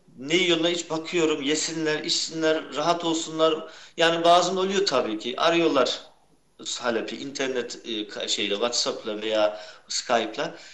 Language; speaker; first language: Turkish; early bilingual, heritage; Turkish